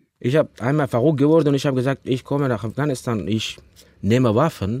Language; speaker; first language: German; non-native, learner; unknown